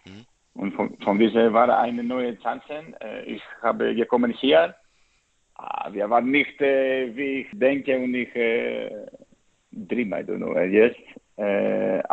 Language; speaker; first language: German; non-native, learner; Greek